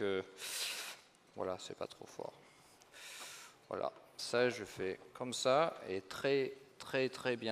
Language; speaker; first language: French; non-native, fluent; English